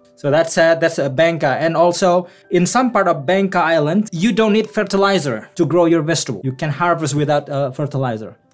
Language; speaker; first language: English; non-native, fluent; Indonesian